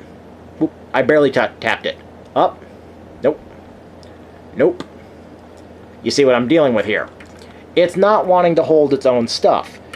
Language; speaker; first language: English; native; English